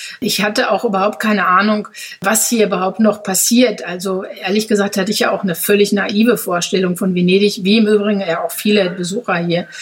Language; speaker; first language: German; native; German